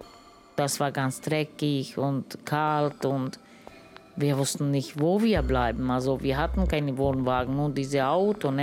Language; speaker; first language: German; non-native, learner; Romany